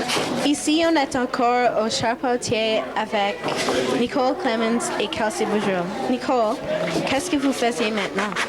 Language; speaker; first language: French; non-native, local second language; English